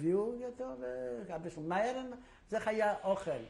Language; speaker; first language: Hebrew; non-native, fluent; Yiddish